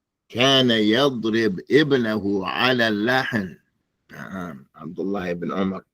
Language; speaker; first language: Arabic; non-native, fluent; English